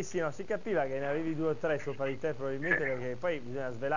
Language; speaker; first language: Italian; native; Italian